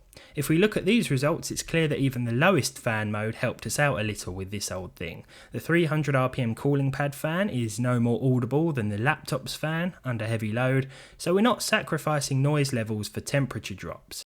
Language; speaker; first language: English; native; English